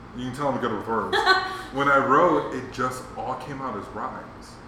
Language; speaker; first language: English; native; English